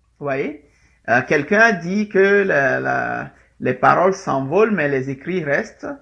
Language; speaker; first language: French; non-native, local second language; Ewe